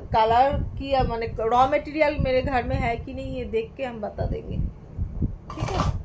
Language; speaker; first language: Hindi; non-native, local second language; Bangla